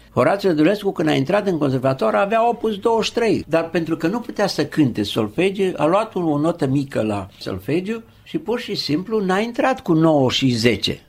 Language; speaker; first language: Romanian; native; Romanian